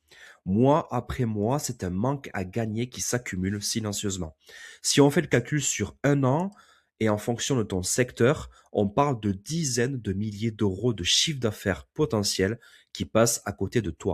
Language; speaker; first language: French; native; French